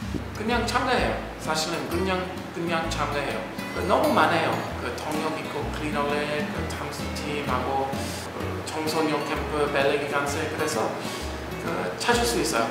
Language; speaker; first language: Korean; non-native, learner; English